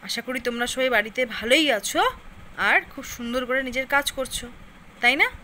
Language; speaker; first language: Hindi; non-native, local second language; Bangla